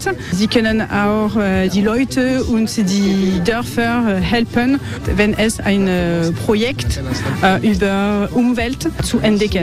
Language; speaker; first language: German; non-native, learner; French